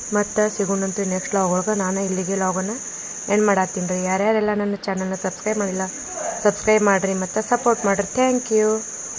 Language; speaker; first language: Kannada; non-native, local second language; Lambadi